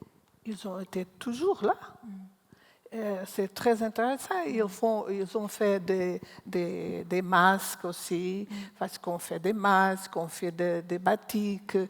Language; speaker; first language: French; non-native, learner; Portuguese